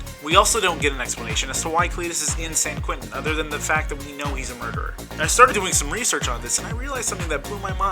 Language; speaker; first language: English; native; English